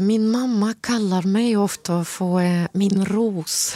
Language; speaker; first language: Swedish; non-native, fluent; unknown